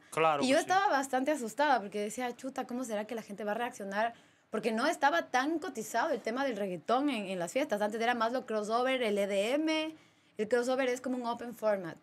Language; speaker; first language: Spanish; native; Spanish